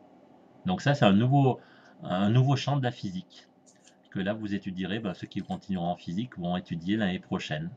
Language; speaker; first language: French; native; French